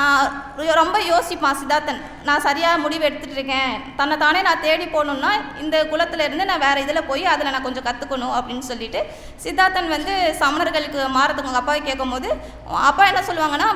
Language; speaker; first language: Tamil; native; Tamil